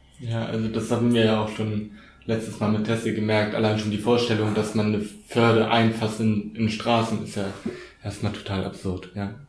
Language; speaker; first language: German; native; German